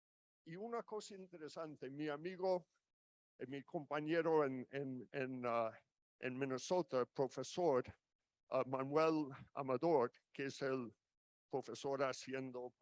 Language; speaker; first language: Spanish; non-native, fluent; English